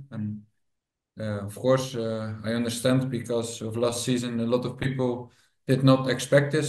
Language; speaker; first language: English; non-native, fluent; Dutch